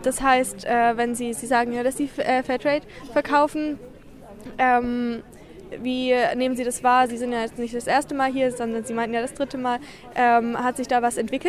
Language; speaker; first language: German; native; German